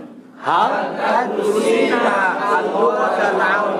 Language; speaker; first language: Arabic; non-native, learner; Indonesian